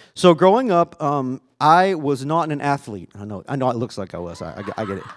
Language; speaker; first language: English; native; English